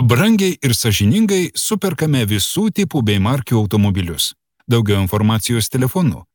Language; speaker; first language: Lithuanian; native; Lithuanian